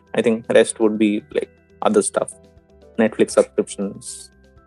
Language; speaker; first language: English; non-native, local second language; Odia